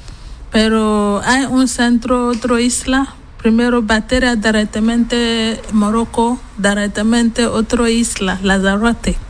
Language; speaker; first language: Spanish; non-native, learner; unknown